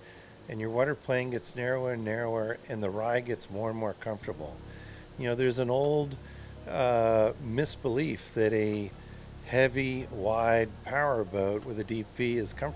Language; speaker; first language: English; native; English